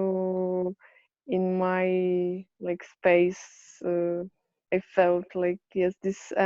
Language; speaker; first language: English; non-native, learner; Polish